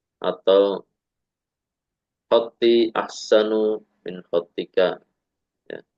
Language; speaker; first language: Arabic; non-native, fluent; Indonesian